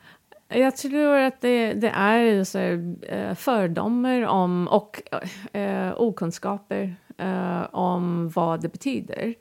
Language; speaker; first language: Swedish; non-native, fluent; English